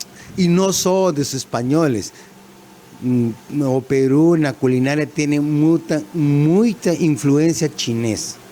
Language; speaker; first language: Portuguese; non-native, fluent; Spanish